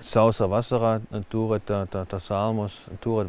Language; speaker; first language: Latvian; non-native, learner; German